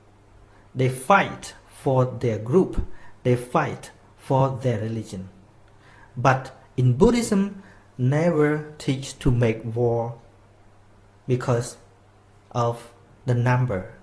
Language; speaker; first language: English; non-native, fluent; Khmer